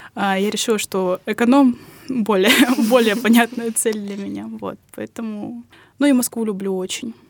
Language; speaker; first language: Russian; native; Russian